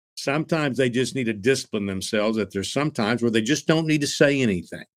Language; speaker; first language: English; native; English